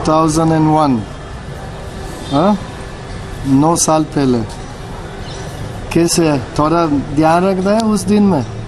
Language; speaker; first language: Hindi; non-native, learner; English